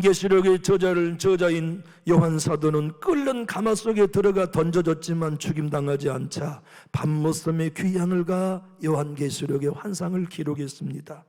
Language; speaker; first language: Korean; native; Korean